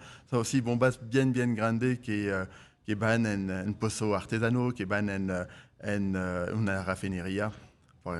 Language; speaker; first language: Spanish; non-native, fluent; French